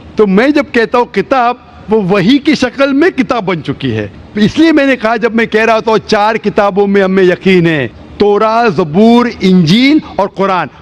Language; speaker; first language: Urdu; non-native, local second language; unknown